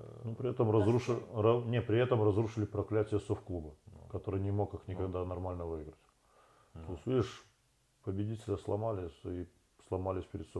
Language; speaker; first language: Russian; native; Russian